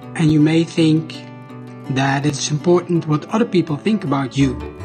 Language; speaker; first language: English; non-native, fluent; Dutch